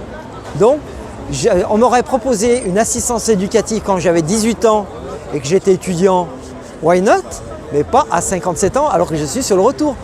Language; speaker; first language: French; native; French